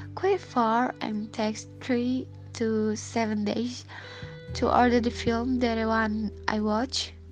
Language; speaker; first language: English; non-native, fluent; Indonesian